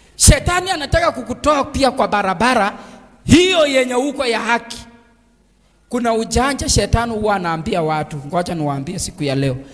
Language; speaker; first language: Swahili; non-native, local second language; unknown